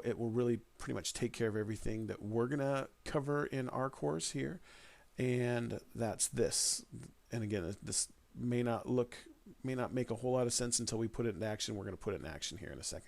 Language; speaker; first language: English; native; English